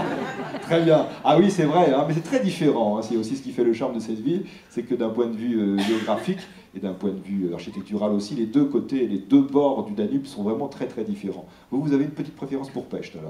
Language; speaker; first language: French; native; French